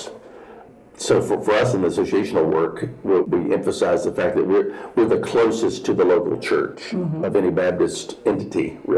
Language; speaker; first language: English; native; English